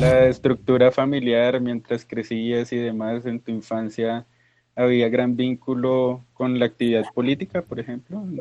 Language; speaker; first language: Spanish; native; Spanish